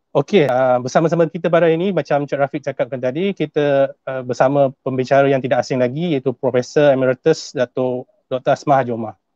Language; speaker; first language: Malay; native; Malay